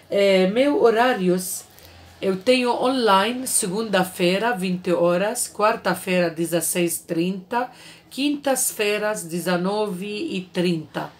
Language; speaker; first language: Portuguese; non-native, fluent; Arabic